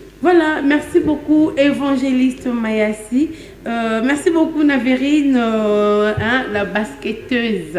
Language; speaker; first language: French; non-native, local second language; Lingala